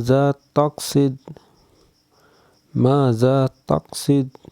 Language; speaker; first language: Arabic; non-native, fluent; Urdu